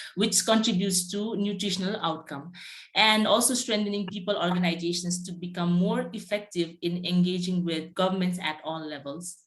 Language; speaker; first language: English; non-native, local second language; Nepali